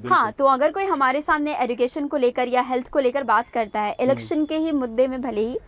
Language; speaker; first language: Hindi; native; Hindi